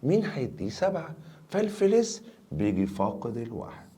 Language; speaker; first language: Arabic; native; Arabic